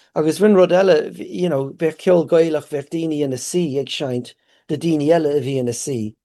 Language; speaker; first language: Irish; native; Irish